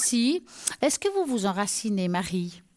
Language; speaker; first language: French; native; French